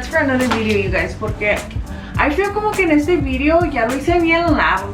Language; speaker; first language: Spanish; early bilingual, heritage; English